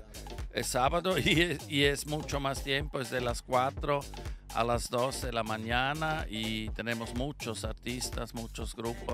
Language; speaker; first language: Spanish; non-native, fluent; German